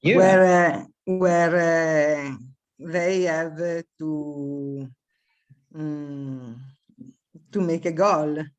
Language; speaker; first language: English; non-native, learner; Italian